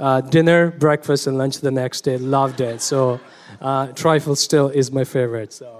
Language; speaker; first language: English; non-native, local second language; Punjabi